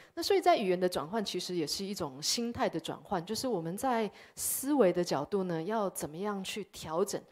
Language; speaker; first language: Chinese; early bilingual, heritage; Chinese